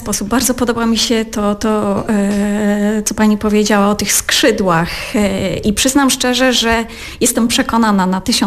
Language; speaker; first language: Polish; native; Polish